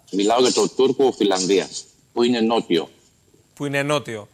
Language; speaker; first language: Greek; native; Greek